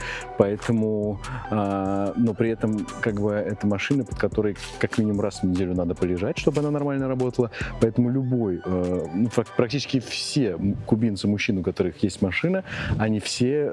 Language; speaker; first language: Russian; native; Russian